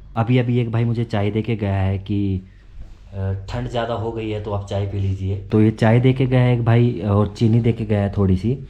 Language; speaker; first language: Hindi; native; Hindi